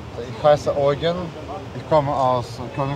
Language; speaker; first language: German; non-native, learner; Russian